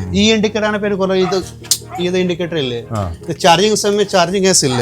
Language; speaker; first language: Malayalam; non-native, learner; Kannada